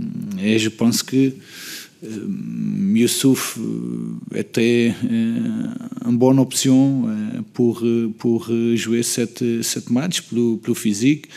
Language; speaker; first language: French; non-native, learner; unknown